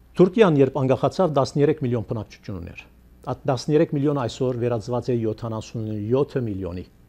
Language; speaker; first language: Armenian; early bilingual, heritage; Armenian